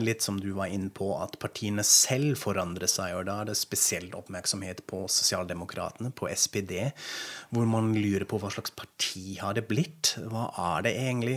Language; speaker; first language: Norwegian; non-native, fluent; German